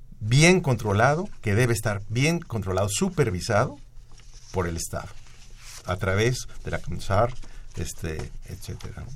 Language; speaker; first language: Spanish; native; Spanish